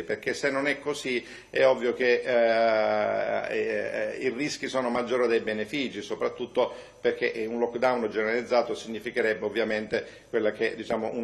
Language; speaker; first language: Italian; native; Italian